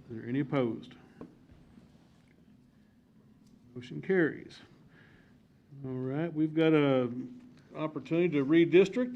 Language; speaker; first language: English; native; English